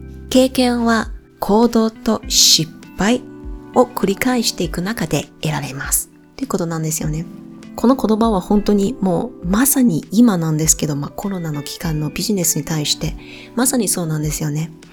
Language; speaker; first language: Japanese; non-native, fluent; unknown